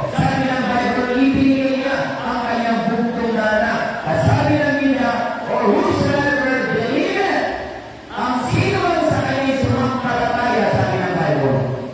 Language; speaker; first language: Filipino; non-native, local second language; Iloko